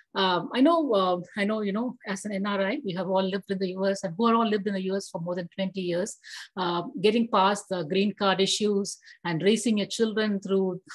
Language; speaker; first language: English; non-native, local second language; Tamil